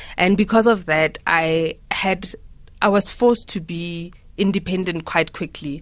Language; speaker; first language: English; non-native, local second language; Tswana